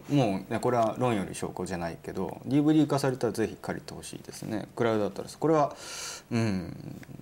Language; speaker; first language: Japanese; native; Japanese